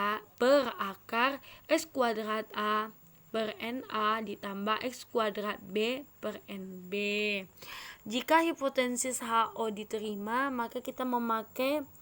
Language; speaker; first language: Indonesian; native; Indonesian